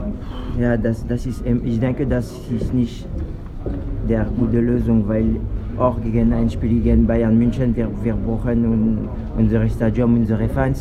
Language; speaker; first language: German; non-native, learner; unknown